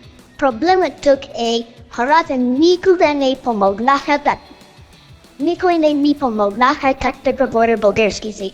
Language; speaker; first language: Bulgarian; non-native, learner; Chinese